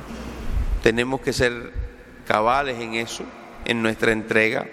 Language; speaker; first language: Spanish; native; Spanish